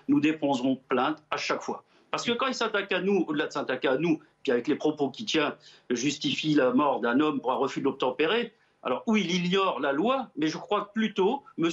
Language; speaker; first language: French; native; French